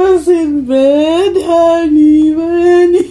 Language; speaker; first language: English; non-native, local second language; Filipino